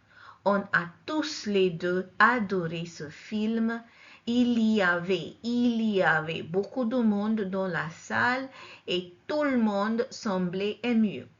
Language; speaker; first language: French; non-native, fluent; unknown